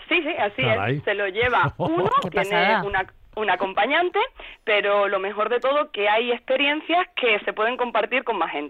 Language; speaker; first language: Spanish; native; Spanish